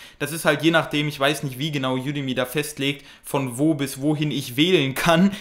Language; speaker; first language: German; native; German